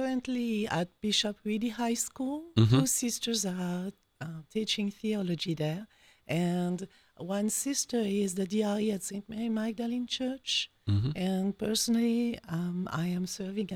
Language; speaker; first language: English; non-native, fluent; French